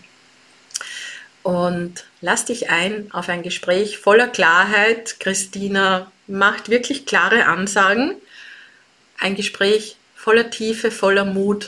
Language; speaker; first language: German; native; German